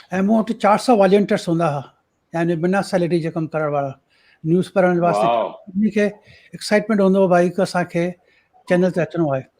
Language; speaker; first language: Sindhi; early bilingual, heritage; Sindhi